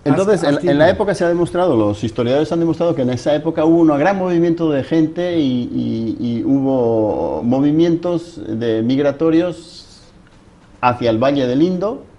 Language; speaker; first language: Spanish; native; Spanish